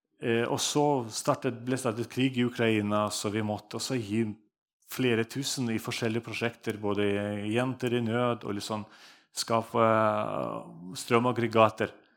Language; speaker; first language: Norwegian; non-native, fluent; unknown